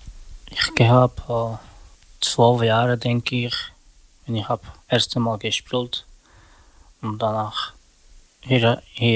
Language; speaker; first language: German; non-native, learner; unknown